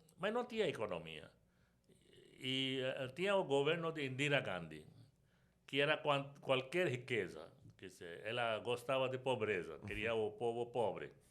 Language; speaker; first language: Portuguese; non-native, fluent; Sindhi